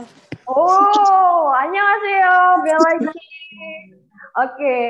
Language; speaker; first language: Korean; non-native, fluent; Indonesian